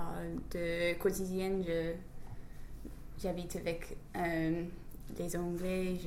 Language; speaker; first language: French; non-native, fluent; English